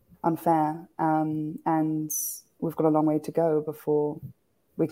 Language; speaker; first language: English; native; English